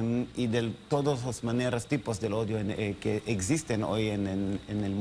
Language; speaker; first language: Spanish; non-native, learner; Hebrew